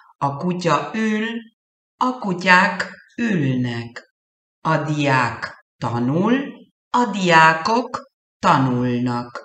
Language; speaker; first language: Hungarian; early bilingual, heritage; Hungarian